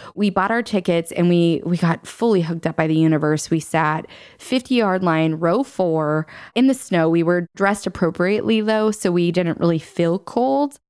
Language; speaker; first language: English; native; English